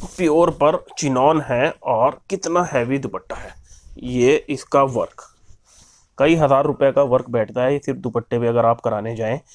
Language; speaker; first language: Hindi; native; Hindi